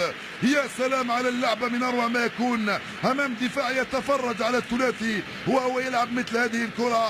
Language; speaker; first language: Arabic; native; Arabic